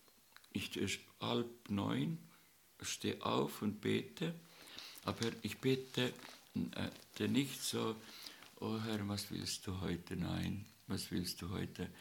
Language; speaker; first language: German; non-native, learner; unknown